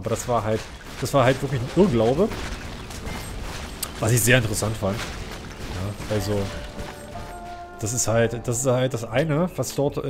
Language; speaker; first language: German; native; German